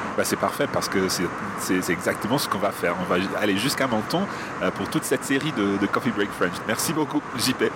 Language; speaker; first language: French; non-native, fluent; English